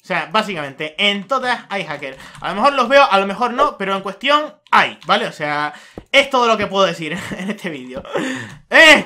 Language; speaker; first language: Spanish; native; Spanish